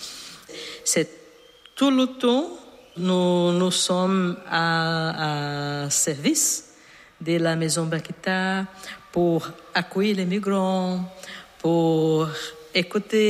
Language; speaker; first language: French; non-native, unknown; Portuguese